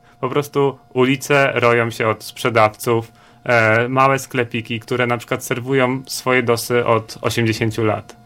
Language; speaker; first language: Polish; native; Polish